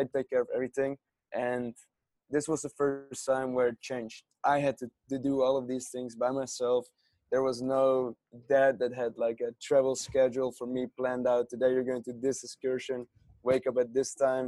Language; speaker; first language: English; non-native, fluent; Dutch